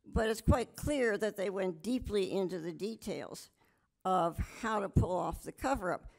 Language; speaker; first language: English; native; English